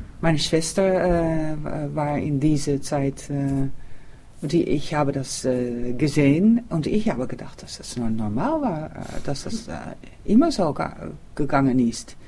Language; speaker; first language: German; non-native, learner; Dutch